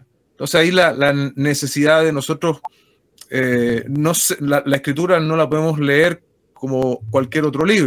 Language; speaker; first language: Spanish; native; Spanish